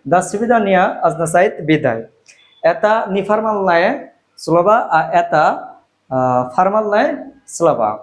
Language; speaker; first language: Russian; non-native, learner; Bangla